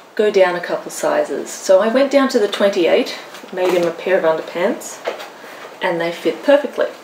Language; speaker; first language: English; native; English